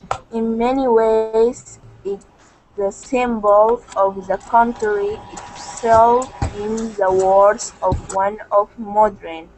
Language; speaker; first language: English; non-native, learner; Indonesian